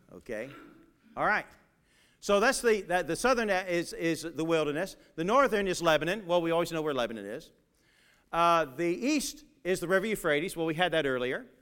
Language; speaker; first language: English; native; English